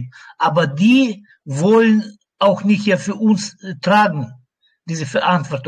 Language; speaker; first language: German; non-native, learner; Russian